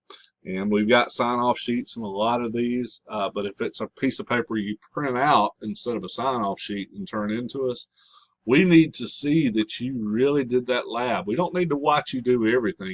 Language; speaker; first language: English; native; English